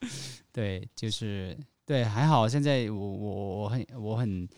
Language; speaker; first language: Chinese; non-native, fluent; Cantonese